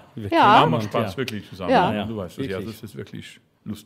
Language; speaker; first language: German; non-native, fluent; French